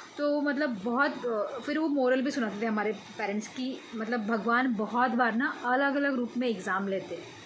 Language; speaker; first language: Hindi; native; Hindi